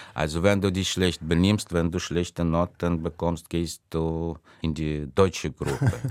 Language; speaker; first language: German; non-native, fluent; Russian